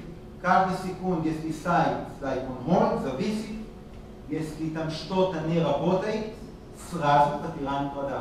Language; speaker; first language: Russian; non-native, learner; Hebrew